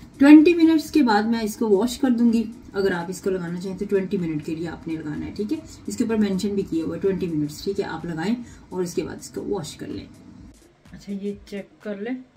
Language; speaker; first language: Urdu; native; Urdu